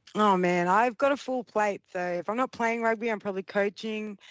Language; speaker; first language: English; early bilingual, other home language; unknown